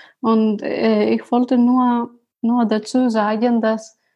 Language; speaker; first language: German; non-native, learner; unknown